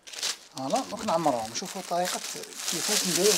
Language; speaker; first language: Arabic; native; Arabic